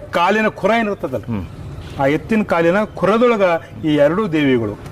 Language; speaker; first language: Kannada; non-native, local second language; Marathi